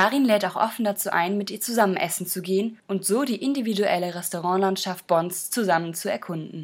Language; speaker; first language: German; native; German